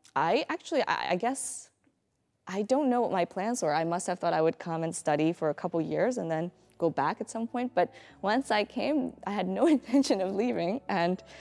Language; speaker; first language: English; native; English